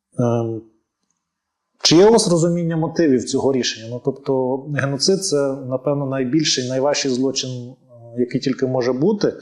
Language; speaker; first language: Ukrainian; native; Ukrainian